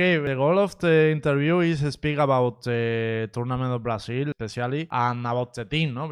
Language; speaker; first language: English; non-native, learner; Spanish